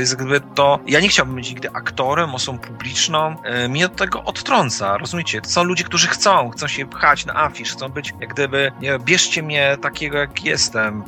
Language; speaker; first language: Polish; native; Polish